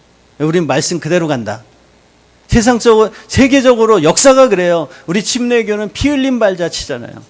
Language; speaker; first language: Korean; native; Korean